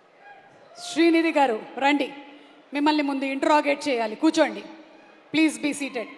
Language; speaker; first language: Telugu; native; Telugu